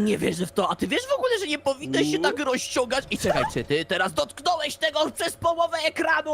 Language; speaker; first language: Polish; native; Polish